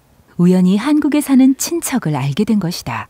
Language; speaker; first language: Korean; native; Korean